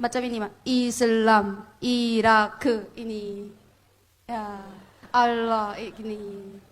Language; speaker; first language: Indonesian; non-native, fluent; Korean